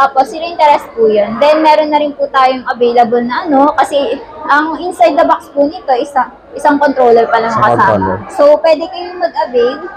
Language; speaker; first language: Filipino; native; Filipino